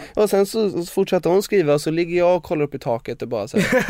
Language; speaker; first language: Swedish; native; Swedish